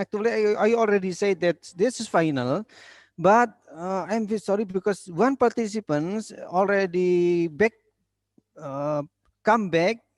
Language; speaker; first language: English; non-native, learner; Indonesian